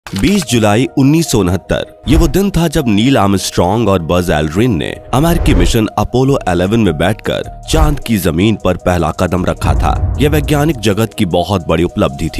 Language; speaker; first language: Hindi; native; Hindi